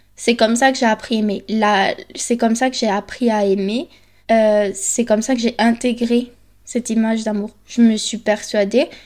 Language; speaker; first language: French; early bilingual, other home language; Spanish